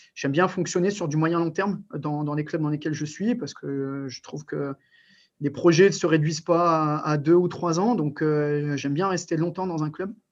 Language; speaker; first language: French; early bilingual, other home language; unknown